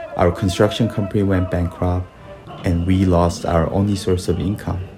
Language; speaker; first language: English; early bilingual, other home language; Korean